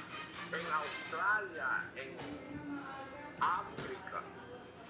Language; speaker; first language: Spanish; non-native, learner; Portuguese